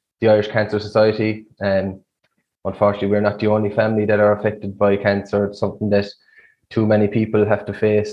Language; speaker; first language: English; native; English